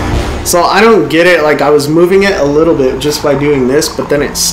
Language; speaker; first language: English; native; English